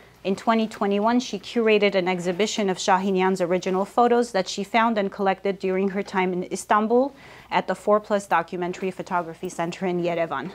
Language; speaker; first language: English; early bilingual, other home language; Armenian